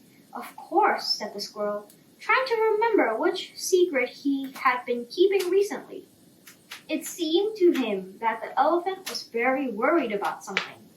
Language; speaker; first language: English; non-native, fluent; Korean